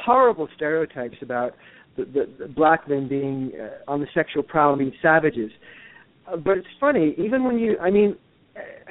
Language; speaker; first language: English; native; English